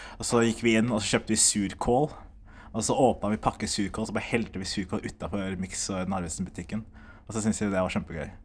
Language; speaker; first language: Norwegian; early bilingual, other home language; Somali